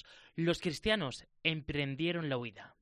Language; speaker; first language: Spanish; native; Spanish